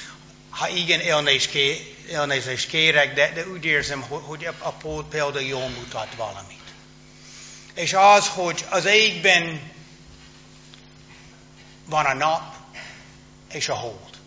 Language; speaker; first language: Hungarian; non-native, fluent; English